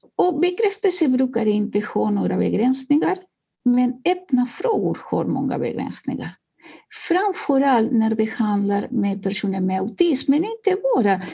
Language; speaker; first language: Swedish; non-native, fluent; Spanish